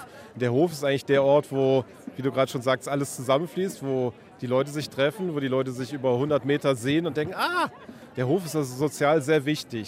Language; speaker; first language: German; native; German